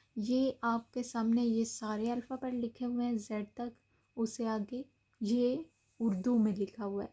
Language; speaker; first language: Urdu; native; Urdu